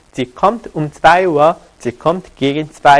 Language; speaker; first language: German; non-native, fluent; Korean